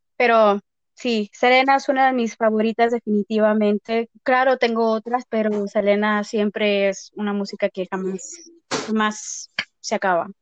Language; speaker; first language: Spanish; early bilingual, heritage; Spanish